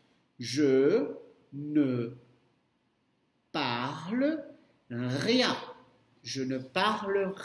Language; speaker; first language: French; non-native, fluent; Portuguese